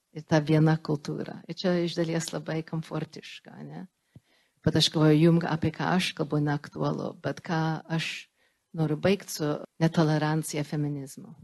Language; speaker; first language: Lithuanian; early bilingual, heritage; Lithuanian